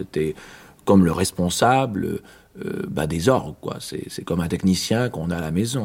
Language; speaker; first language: French; native; French